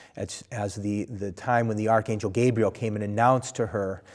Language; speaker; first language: English; native; English